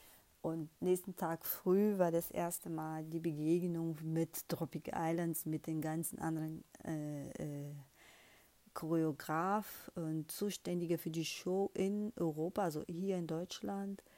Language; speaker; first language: German; non-native, fluent; Portuguese